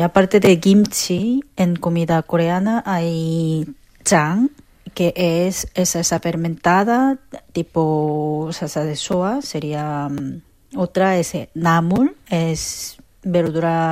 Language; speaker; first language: Spanish; non-native, fluent; Korean